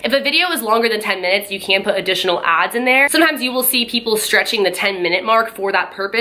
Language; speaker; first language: English; native; English